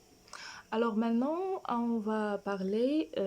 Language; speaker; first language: French; non-native, fluent; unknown